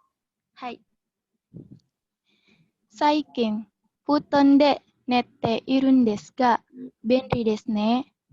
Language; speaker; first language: Japanese; non-native, learner; Indonesian